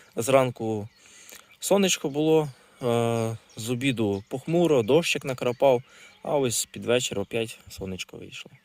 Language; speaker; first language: Ukrainian; non-native, local second language; Russian